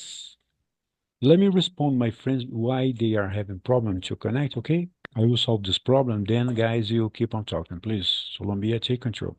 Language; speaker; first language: English; non-native, fluent; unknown